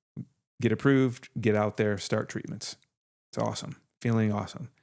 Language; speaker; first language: English; native; English